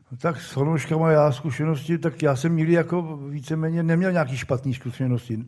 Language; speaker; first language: Czech; native; Czech